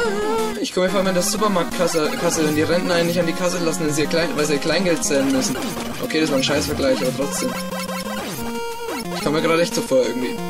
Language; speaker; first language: German; native; German